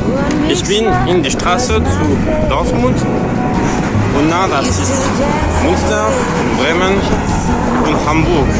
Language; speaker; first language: German; non-native, learner; French